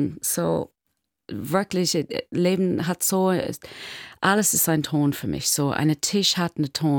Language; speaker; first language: German; non-native, learner; English